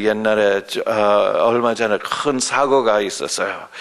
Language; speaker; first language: Korean; early bilingual, other home language; English